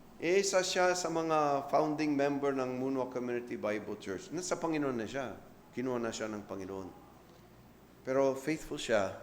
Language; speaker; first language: Filipino; non-native, fluent; English